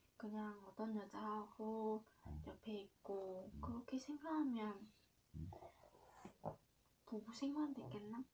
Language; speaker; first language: Korean; non-native, learner; Vietnamese